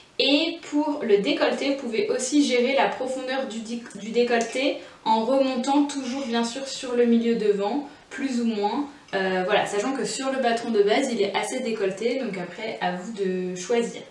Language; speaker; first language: French; native; French